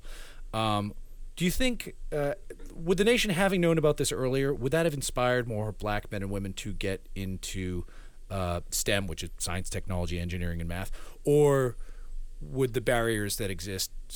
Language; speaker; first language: English; early bilingual, other home language; Spanish